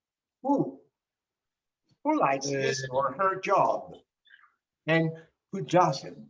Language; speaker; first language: English; non-native, fluent; Spanish